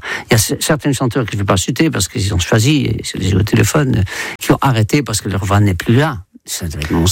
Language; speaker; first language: French; non-native, fluent; Dutch